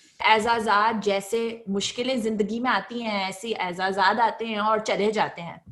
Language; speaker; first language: Urdu; native; Urdu